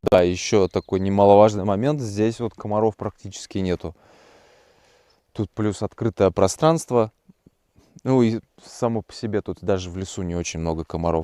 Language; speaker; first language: Russian; native; Russian